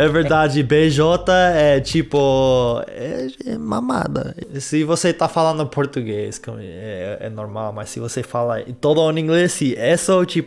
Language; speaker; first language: Portuguese; non-native, fluent; English